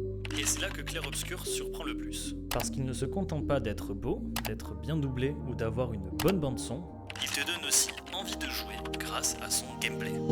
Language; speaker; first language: French; native; French